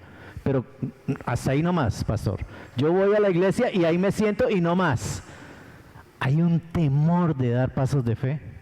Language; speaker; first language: Spanish; native; Spanish